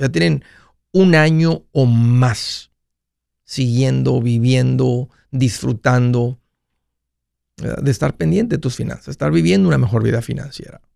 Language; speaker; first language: Spanish; native; Spanish